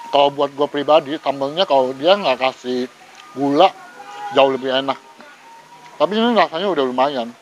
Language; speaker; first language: Indonesian; native; Indonesian